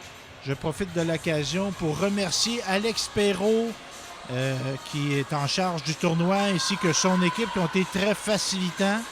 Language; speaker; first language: French; native; French